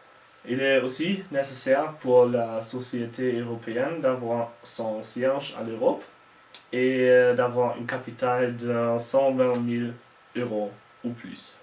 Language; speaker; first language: French; non-native, learner; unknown